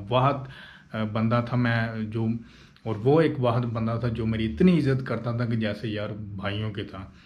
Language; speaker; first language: Urdu; non-native, local second language; Punjabi